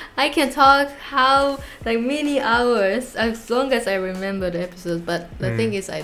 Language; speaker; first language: English; non-native, fluent; Japanese